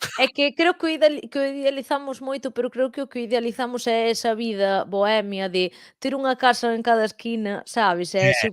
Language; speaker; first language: Galician; native; Galician